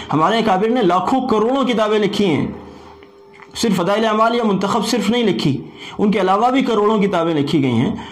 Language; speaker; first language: Urdu; native; Urdu